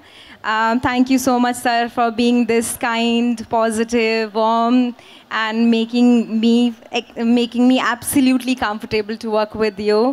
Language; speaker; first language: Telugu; non-native, learner; Hindi